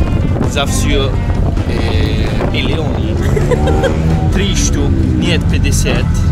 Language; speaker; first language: Russian; non-native, learner; Turkish